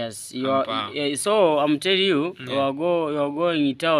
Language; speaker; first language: English; non-native, learner; Swahili